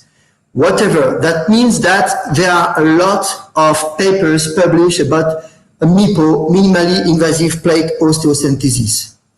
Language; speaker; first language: English; non-native, fluent; French